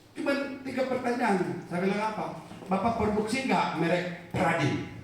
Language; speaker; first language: Indonesian; non-native, local second language; Batak Toba